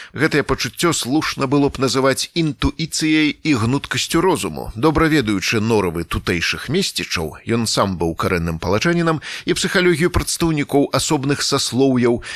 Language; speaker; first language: Belarusian; native; Belarusian